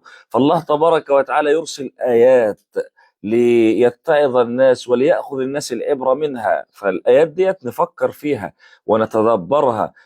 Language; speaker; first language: Arabic; native; Arabic